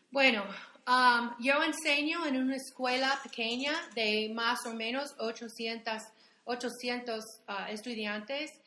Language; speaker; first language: Spanish; non-native, fluent; English